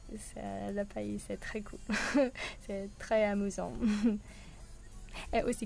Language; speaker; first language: French; non-native, learner; English